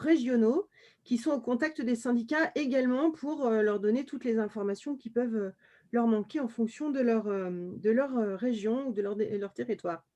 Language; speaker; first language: French; native; French